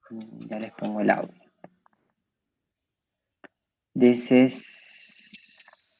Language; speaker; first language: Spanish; native; Spanish